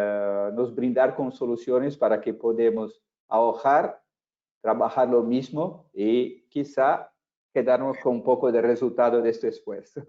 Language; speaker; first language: Spanish; non-native, fluent; Portuguese